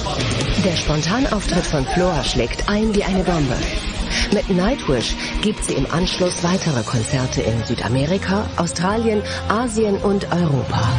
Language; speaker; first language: German; native; German